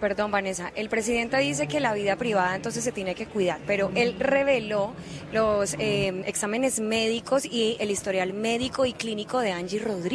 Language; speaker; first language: Spanish; native; Spanish